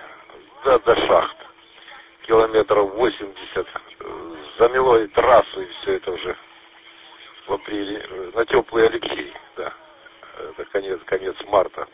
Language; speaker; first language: Russian; native; Russian